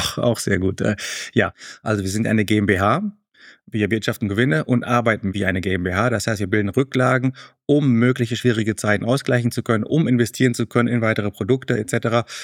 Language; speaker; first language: German; early bilingual, other home language; Spanish